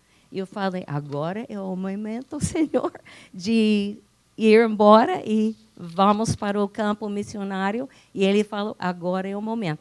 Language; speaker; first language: Portuguese; non-native, fluent; English